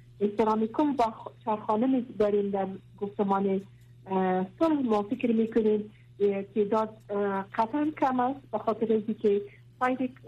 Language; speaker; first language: Persian; non-native, local second language; Pashto